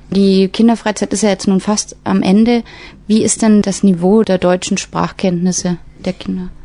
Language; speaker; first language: German; native; German